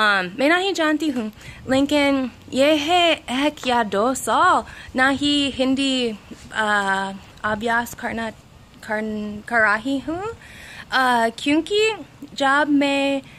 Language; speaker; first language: Hindi; non-native, learner; English